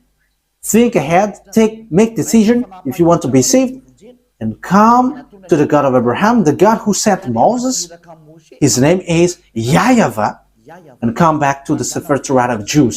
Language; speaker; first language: English; non-native, fluent; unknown